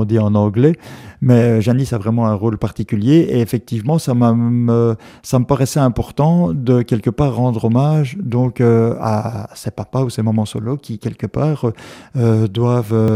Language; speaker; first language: French; native; French